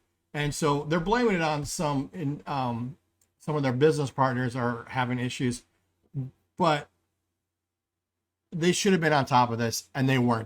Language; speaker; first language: English; native; English